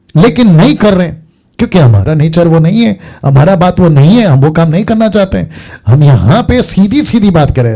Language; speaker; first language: Hindi; native; Hindi